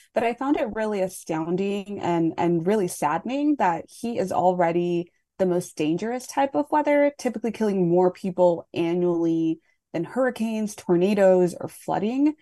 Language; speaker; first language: English; native; English